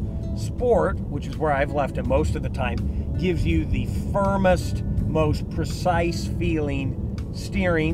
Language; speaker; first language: English; native; English